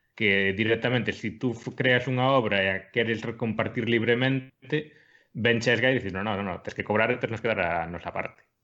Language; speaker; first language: Galician; non-native, local second language; Spanish